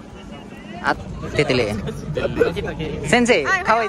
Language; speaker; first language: Japanese; non-native, learner; Nepali